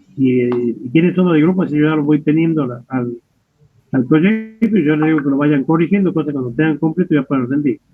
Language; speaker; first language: Spanish; native; Spanish